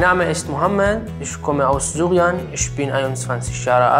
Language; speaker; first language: German; non-native, learner; Arabic